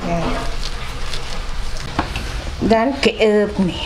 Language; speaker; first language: German; non-native, learner; Thai